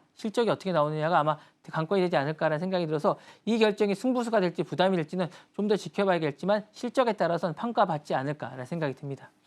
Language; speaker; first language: Korean; native; Korean